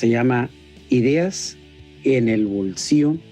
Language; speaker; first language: Spanish; early bilingual, heritage; Spanish